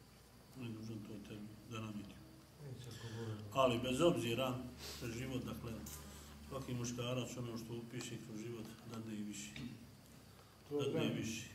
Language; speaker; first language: Bosnian; native; Bosnian